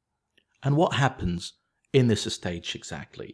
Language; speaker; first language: English; non-native, fluent; Arabic